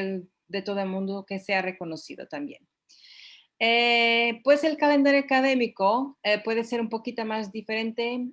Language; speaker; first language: Spanish; non-native, fluent; Portuguese